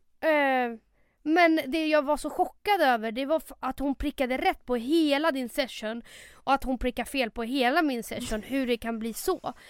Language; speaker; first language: Swedish; early bilingual, other home language; Spanish